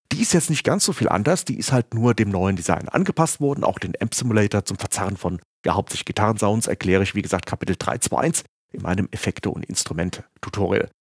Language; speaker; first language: German; native; German